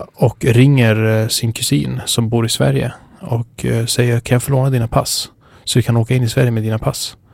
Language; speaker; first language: Swedish; early bilingual, other home language; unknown